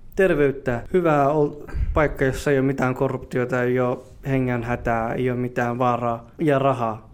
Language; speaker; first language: Finnish; early bilingual, other home language; Somali